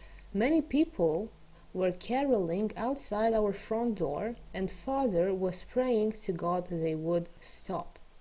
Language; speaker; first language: English; non-native, fluent; Romanian